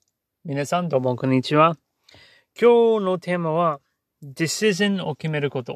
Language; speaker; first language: Japanese; non-native, learner; English